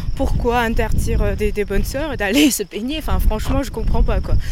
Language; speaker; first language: French; non-native, fluent; Dutch